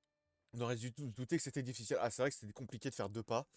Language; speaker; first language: French; native; French